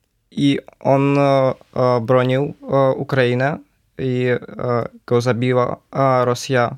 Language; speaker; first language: Polish; non-native, learner; Ukrainian